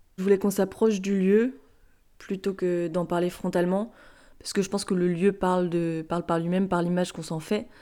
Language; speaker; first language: French; native; French